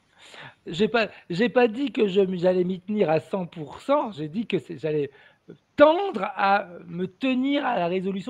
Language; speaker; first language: French; native; French